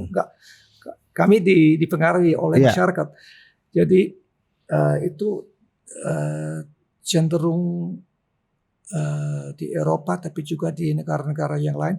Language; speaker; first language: Indonesian; non-native, local second language; Dutch